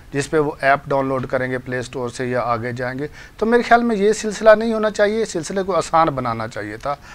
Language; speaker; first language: Urdu; non-native, local second language; Punjabi